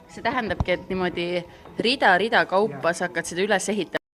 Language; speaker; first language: Estonian; native; Estonian